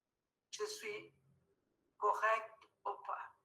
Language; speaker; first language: French; non-native, fluent; Portuguese